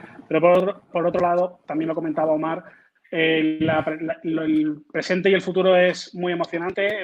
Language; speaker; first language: Spanish; native; Spanish